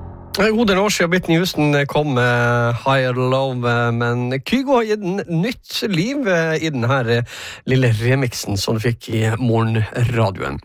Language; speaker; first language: Norwegian; native; Norwegian